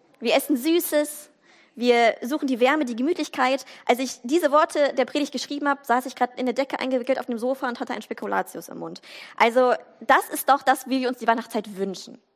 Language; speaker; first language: German; native; German